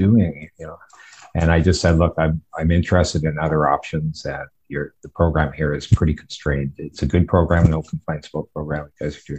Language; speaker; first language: English; native; English